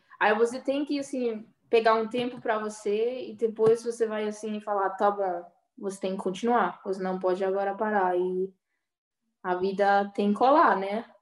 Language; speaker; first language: Portuguese; early bilingual, heritage; Portuguese